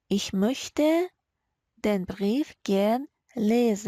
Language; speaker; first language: German; non-native, fluent; Persian